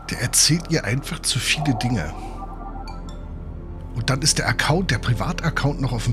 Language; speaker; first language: German; native; German